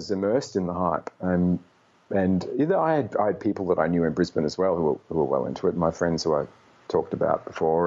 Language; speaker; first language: English; native; English